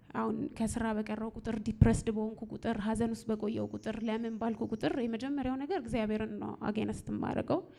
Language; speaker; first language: Amharic; native; Amharic